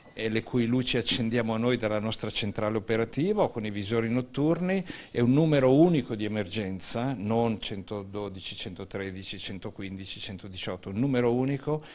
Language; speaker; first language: Italian; native; Italian